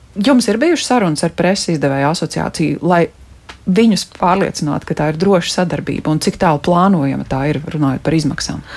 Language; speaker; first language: Latvian; native; Latvian